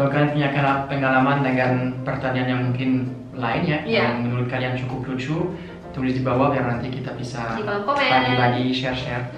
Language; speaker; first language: Indonesian; non-native, fluent; French